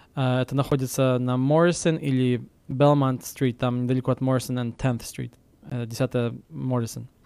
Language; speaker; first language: Russian; early bilingual, heritage; Russian